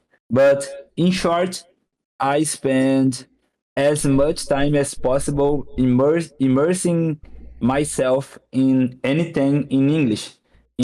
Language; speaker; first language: English; non-native, learner; Portuguese